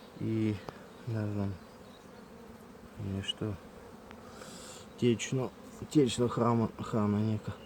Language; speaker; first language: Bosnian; non-native, learner; Russian